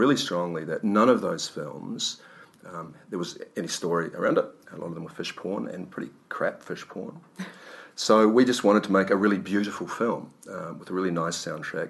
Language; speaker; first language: English; native; English